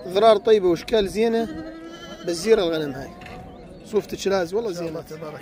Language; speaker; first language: Arabic; native; Arabic